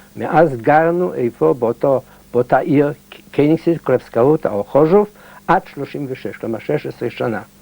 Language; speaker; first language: Hebrew; early bilingual, heritage; Hebrew